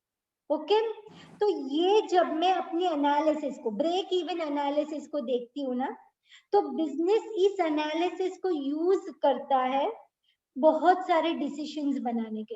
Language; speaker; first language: Hindi; native; Hindi